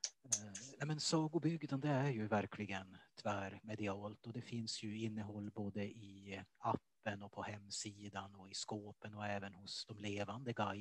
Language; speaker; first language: Swedish; native; Swedish